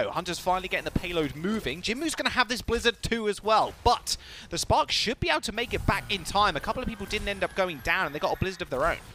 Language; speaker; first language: English; native; English